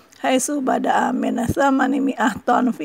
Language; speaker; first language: Arabic; non-native, fluent; Indonesian